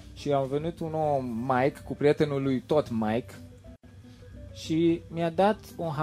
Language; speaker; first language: Romanian; early bilingual, heritage; Romanian